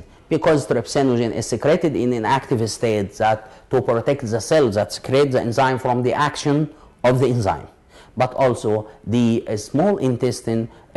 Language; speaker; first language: English; non-native, local second language; Arabic